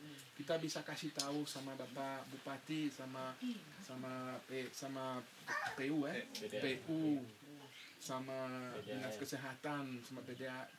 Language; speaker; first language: Indonesian; non-native, fluent; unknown